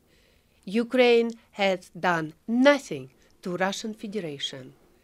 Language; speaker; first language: English; non-native, fluent; Ukrainian